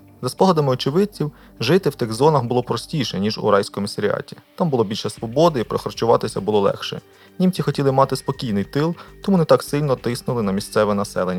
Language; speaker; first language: Ukrainian; native; Ukrainian